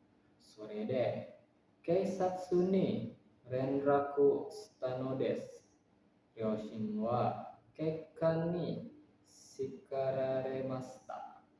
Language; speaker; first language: Japanese; non-native, learner; Indonesian